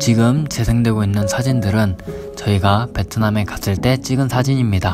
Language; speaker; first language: Korean; native; Korean